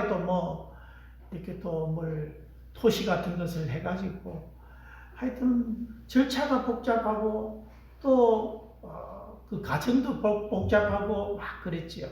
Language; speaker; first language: Korean; native; Korean